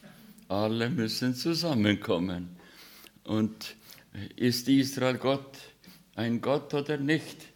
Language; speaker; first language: German; non-native, fluent; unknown